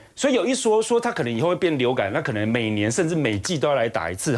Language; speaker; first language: Chinese; native; Chinese